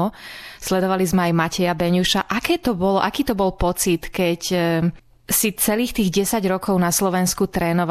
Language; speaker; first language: Slovak; native; Slovak